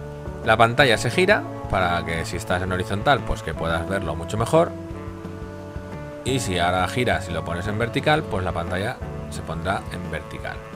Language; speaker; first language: Spanish; native; Spanish